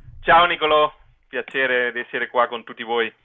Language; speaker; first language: Italian; non-native, fluent; Spanish